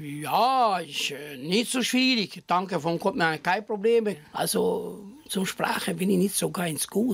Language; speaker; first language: German; non-native, learner; Albanian